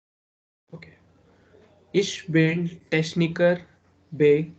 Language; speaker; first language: German; non-native, learner; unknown